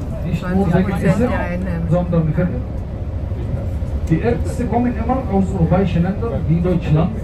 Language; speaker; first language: German; non-native, fluent; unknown